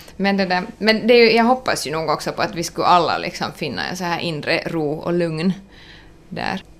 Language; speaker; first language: Swedish; native; Swedish